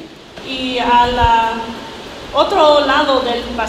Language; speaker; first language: Spanish; non-native, learner; English